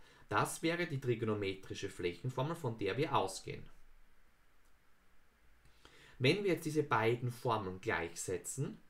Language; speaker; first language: German; native; German